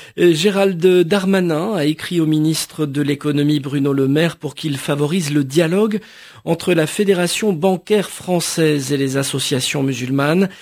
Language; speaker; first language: French; native; French